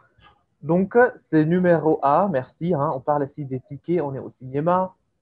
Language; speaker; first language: French; native; French